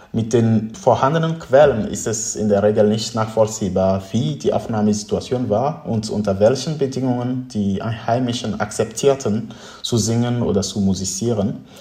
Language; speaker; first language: German; non-native, fluent; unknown